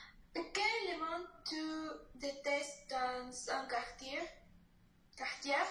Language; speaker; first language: French; non-native, learner; Spanish